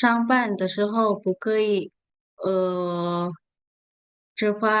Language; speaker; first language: Chinese; non-native, fluent; Indonesian